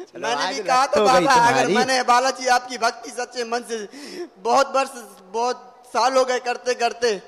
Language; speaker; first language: Hindi; native; Hindi